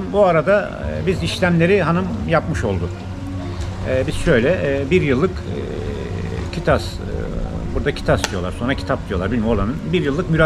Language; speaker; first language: Turkish; native; Turkish